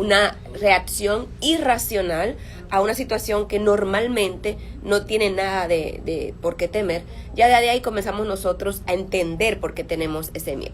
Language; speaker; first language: Spanish; native; Spanish